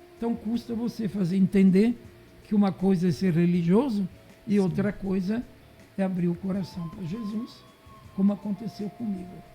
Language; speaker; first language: Portuguese; early bilingual, other home language; Italian